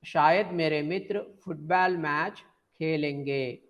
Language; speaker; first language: Hindi; non-native, local second language; Telugu